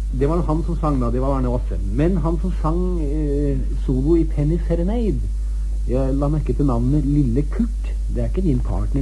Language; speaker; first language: Norwegian; native; Norwegian